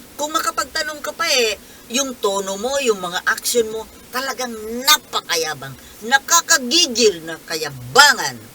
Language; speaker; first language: Filipino; non-native, local second language; Bikol